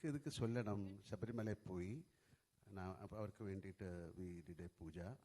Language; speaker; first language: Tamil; non-native, learner; Malayalam